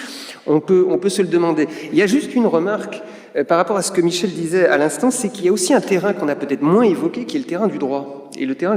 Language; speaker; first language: French; native; French